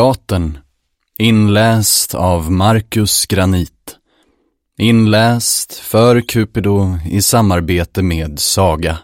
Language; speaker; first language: Swedish; native; Swedish